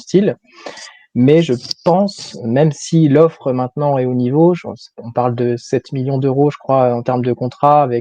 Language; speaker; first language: French; native; French